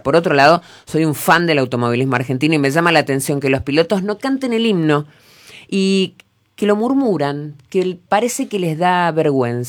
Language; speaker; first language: Spanish; native; Spanish